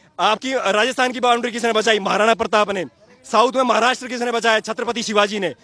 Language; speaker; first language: Hindi; native; Hindi